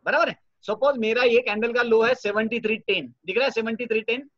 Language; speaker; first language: Hindi; non-native, local second language; Marathi